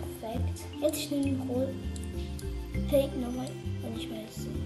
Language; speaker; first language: German; non-native, learner; Portuguese